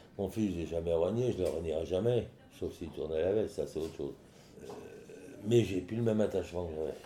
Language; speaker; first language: French; native; French